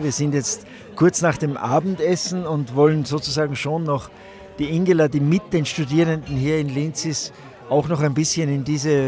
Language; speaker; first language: German; native; German